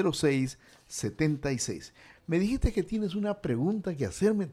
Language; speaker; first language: Spanish; native; Spanish